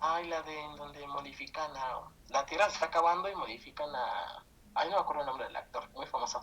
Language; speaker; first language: Spanish; native; Spanish